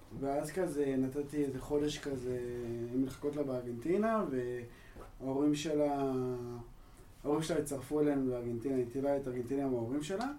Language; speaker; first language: Hebrew; native; Hebrew